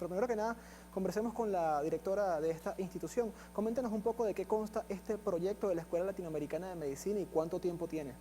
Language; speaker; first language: Spanish; native; Spanish